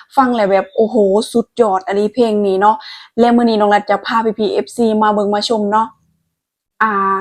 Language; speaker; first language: Thai; native; Thai